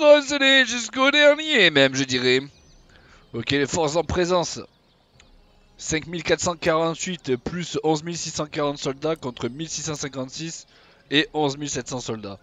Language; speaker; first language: French; native; French